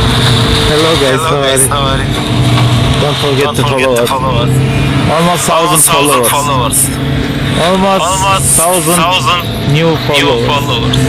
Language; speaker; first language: English; non-native, learner; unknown